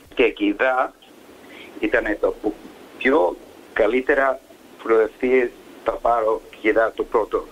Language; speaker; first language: Greek; early bilingual, heritage; English